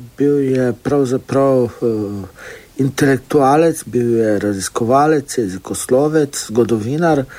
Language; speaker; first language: Slovenian; non-native, local second language; Romany